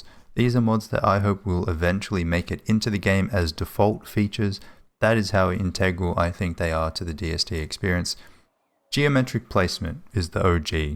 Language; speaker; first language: English; native; English